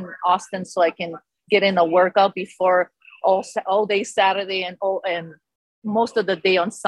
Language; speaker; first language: English; non-native, fluent; Spanish